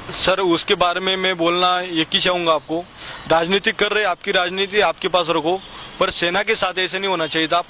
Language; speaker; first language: Hindi; non-native, local second language; Marathi